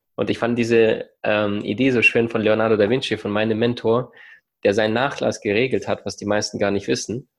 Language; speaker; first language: German; early bilingual, other home language; Russian